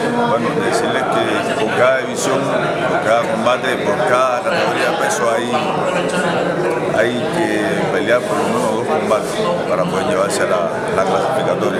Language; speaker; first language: Spanish; native; Spanish